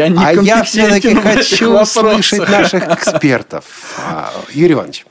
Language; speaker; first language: Russian; native; Russian